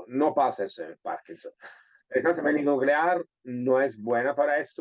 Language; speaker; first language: Spanish; non-native, fluent; Italian